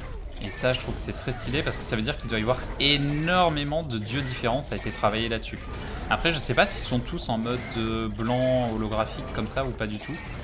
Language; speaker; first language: French; native; French